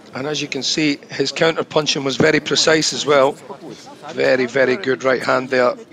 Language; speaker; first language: English; native; English